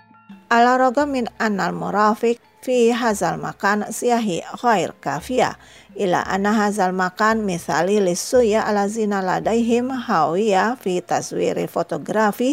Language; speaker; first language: Arabic; non-native, learner; Indonesian